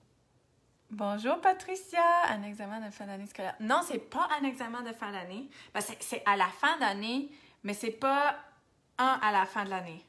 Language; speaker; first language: French; native; French